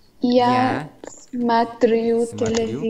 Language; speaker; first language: Russian; non-native, learner; Vietnamese